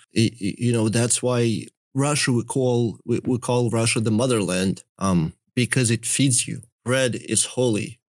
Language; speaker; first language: English; early bilingual, other home language; Russian